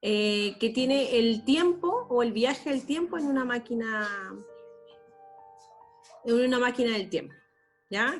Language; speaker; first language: Spanish; native; Spanish